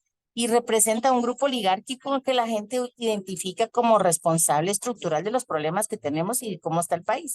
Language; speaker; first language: Spanish; native; Spanish